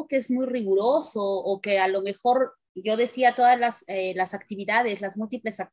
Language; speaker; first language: Spanish; native; Spanish